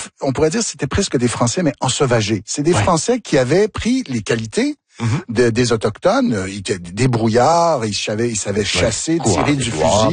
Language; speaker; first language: French; native; French